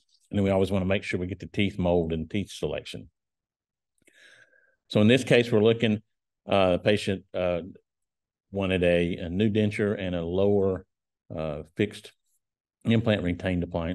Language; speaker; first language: English; native; English